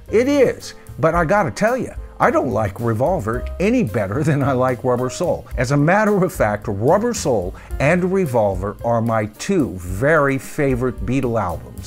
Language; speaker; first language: English; native; English